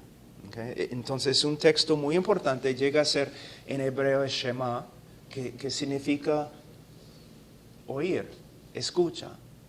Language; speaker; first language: Spanish; non-native, fluent; English